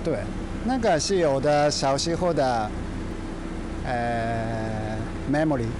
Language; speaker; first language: Chinese; non-native, fluent; Japanese